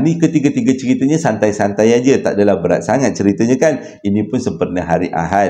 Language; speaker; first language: Malay; native; Malay